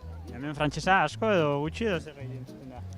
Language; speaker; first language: Basque; native; Basque